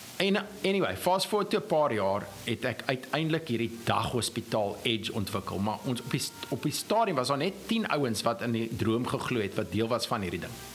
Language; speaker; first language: Afrikaans; non-native, local second language; English